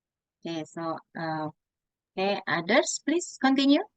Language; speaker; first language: English; non-native, fluent; Indonesian